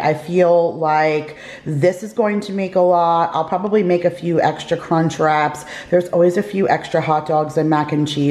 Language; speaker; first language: English; native; English